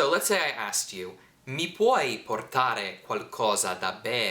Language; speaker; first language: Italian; early bilingual, heritage; English